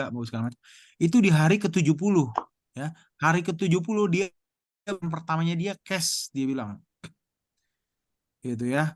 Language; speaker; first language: Indonesian; native; Indonesian